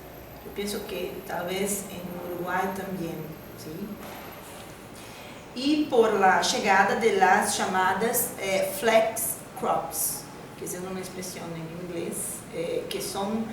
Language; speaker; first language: Spanish; non-native, fluent; Portuguese